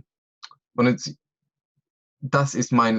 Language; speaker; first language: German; non-native, fluent; English